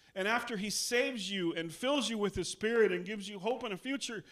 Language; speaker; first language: English; native; English